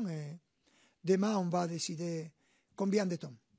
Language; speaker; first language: French; non-native, fluent; Spanish